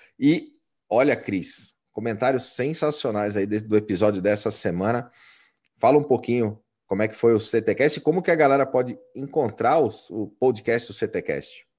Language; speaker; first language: Portuguese; native; Portuguese